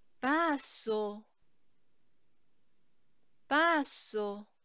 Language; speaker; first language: Italian; non-native, fluent; Chinese